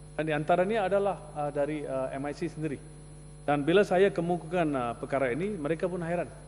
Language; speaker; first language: Malay; non-native, local second language; Tamil